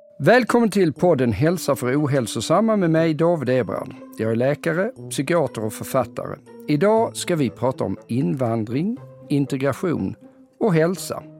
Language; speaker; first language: Swedish; native; Swedish